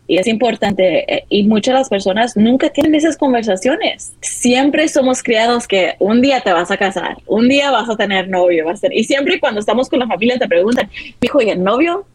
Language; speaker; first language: Spanish; early bilingual, heritage; Spanish